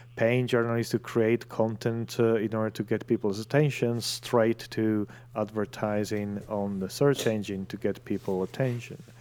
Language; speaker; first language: English; non-native, fluent; Italian